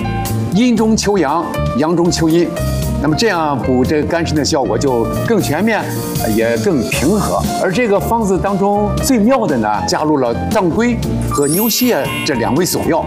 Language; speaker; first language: Chinese; native; Chinese